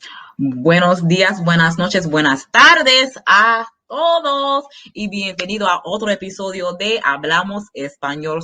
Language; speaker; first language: Spanish; non-native, fluent; English